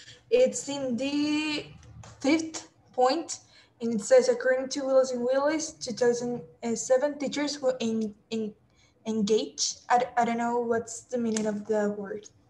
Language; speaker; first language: English; non-native, learner; Spanish